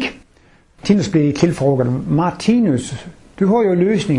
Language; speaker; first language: Swedish; non-native, fluent; Danish